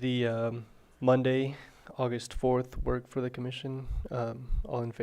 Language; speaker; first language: English; native; English